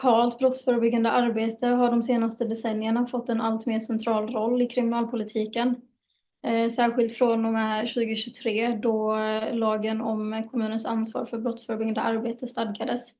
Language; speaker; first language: Swedish; native; Swedish